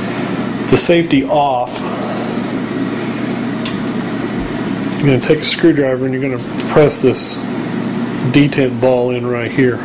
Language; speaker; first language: English; native; English